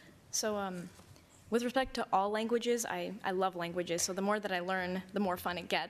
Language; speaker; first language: English; native; English